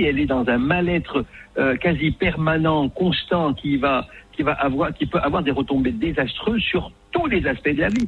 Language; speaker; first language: French; non-native, local second language; Arabic